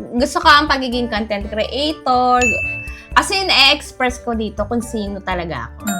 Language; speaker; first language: Filipino; native; Filipino